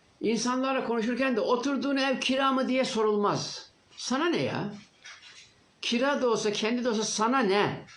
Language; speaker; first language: Turkish; native; Turkish